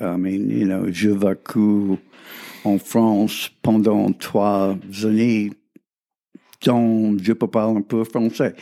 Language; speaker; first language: French; early bilingual, other home language; English